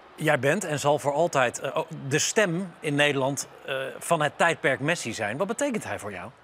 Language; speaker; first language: Dutch; native; Dutch